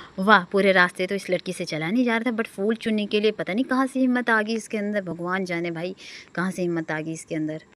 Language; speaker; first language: Hindi; non-native, local second language; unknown